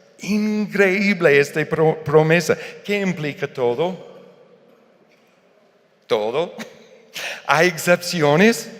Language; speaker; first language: Spanish; non-native, fluent; English